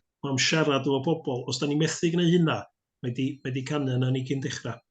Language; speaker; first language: Welsh; native; Welsh